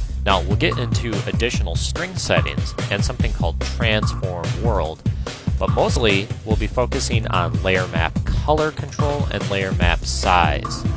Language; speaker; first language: English; native; English